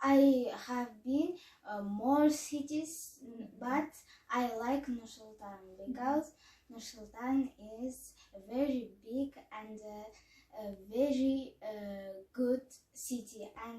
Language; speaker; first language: English; non-native, learner; Kazakh